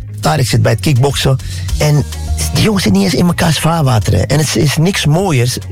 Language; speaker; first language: Dutch; early bilingual, other home language; Arabic